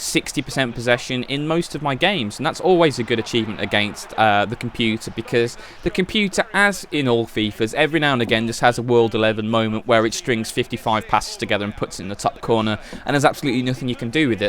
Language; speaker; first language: English; native; English